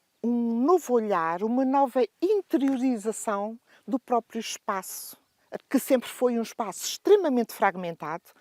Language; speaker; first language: Portuguese; native; Portuguese